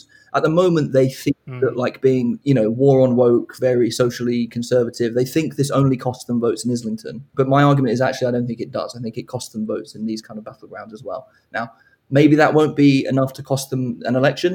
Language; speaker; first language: English; native; English